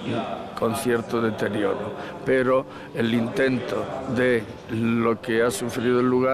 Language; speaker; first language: Spanish; native; Spanish